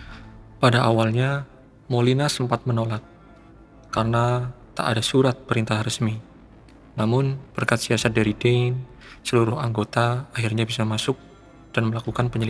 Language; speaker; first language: Indonesian; native; Indonesian